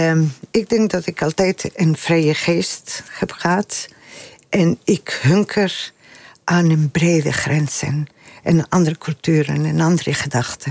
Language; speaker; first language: Dutch; non-native, fluent; Spanish